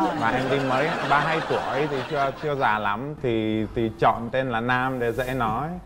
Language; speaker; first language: Vietnamese; non-native, fluent; Czech